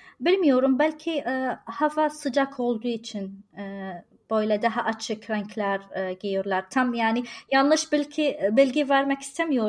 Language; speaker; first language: Turkish; non-native, learner; Arabic